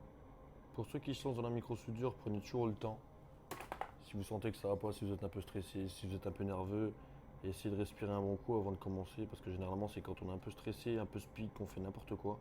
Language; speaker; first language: French; native; French